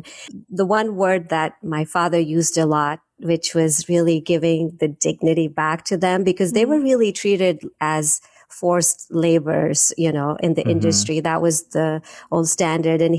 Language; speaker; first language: English; non-native, local second language; Hindi